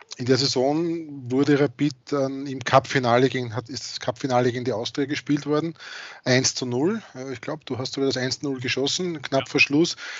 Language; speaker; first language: German; native; German